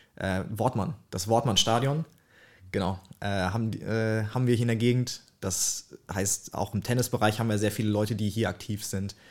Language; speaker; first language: German; early bilingual, other home language; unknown